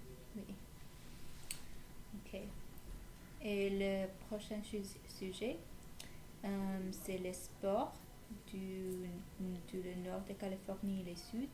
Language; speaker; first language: French; non-native, learner; English